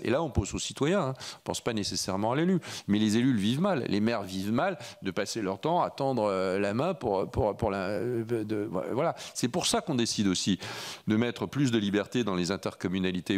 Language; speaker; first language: French; native; French